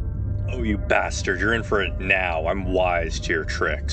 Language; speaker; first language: English; native; English